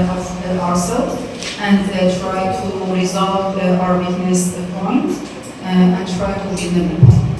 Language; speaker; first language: English; non-native, fluent; Persian